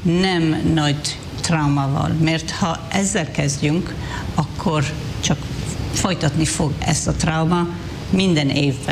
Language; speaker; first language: Hungarian; non-native, fluent; Hebrew